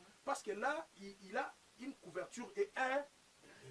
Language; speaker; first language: French; non-native, local second language; Lingala